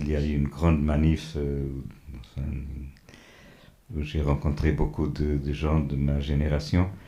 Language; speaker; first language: French; non-native, fluent; Portuguese